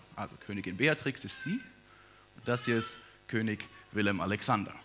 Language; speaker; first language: German; native; German